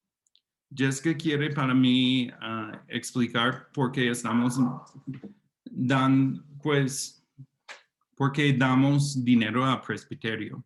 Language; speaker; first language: Spanish; non-native, fluent; English